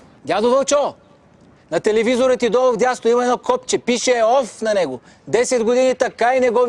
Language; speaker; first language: Bulgarian; native; Bulgarian